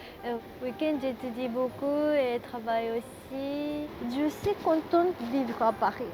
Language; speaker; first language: French; non-native, learner; Japanese